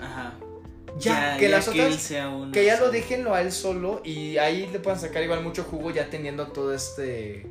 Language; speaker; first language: Spanish; native; Spanish